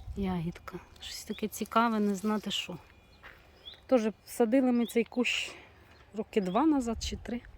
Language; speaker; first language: Ukrainian; non-native, local second language; Russian